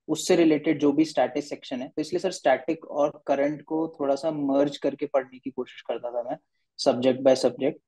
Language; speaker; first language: Hindi; native; Hindi